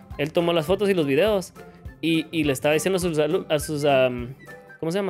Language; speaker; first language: Spanish; early bilingual, heritage; Spanish